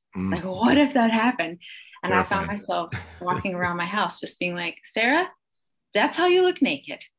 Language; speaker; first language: English; native; English